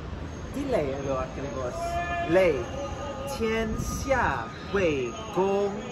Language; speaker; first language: Greek; early bilingual, heritage; English